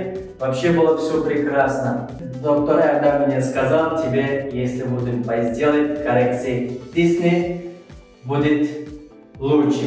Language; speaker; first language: Russian; non-native, learner; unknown